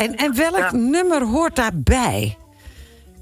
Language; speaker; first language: Dutch; native; Dutch